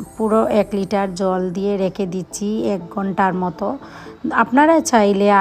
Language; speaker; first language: Bangla; non-native, local second language; Sylheti